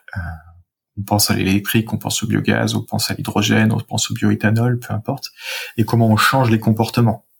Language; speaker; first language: French; native; French